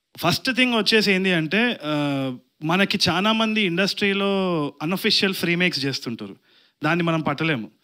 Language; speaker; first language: Telugu; native; Telugu